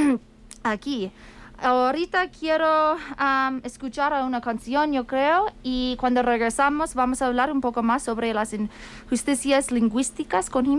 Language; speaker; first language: Spanish; non-native, fluent; English